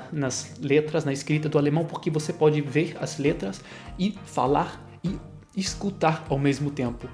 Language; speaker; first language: Portuguese; non-native, fluent; German